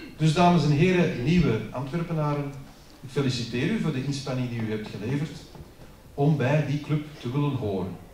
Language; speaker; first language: Dutch; native; Dutch